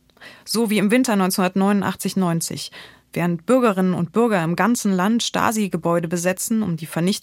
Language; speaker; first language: German; native; German